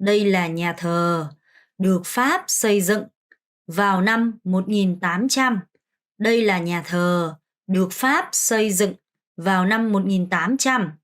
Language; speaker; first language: Vietnamese; non-native, fluent; Korean